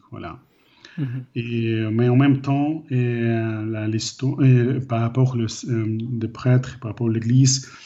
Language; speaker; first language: French; non-native, learner; Ukrainian